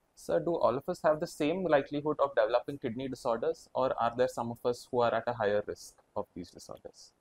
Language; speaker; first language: English; non-native, local second language; Kannada